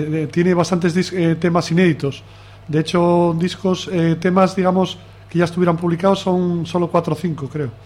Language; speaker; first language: Spanish; native; Spanish